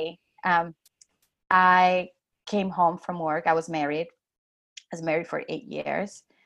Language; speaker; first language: English; non-native, fluent; Spanish